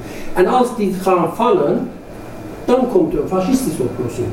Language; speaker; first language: Dutch; non-native, fluent; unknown